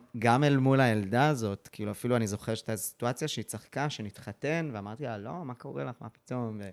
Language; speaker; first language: Hebrew; early bilingual, other home language; English